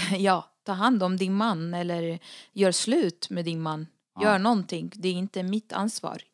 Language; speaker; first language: Swedish; early bilingual, other home language; Arabic